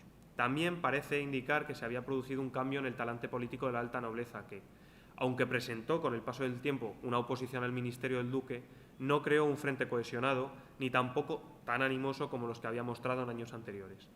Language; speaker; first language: Spanish; native; Spanish